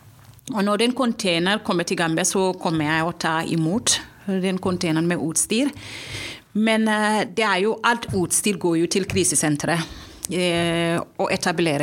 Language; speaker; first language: Norwegian; non-native, fluent; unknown